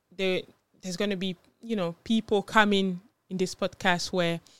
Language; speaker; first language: English; non-native, fluent; French